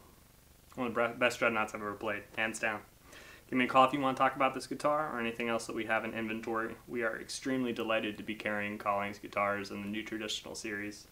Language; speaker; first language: English; native; English